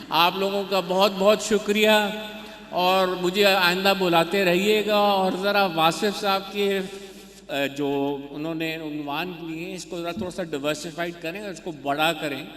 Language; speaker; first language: Urdu; non-native, local second language; Punjabi